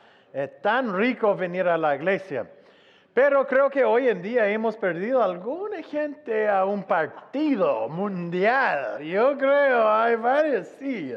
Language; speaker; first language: Spanish; non-native, fluent; English